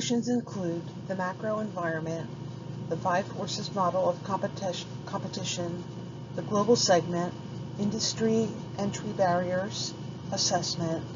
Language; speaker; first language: English; native; English